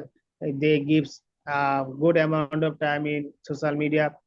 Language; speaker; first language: English; non-native, learner; Bangla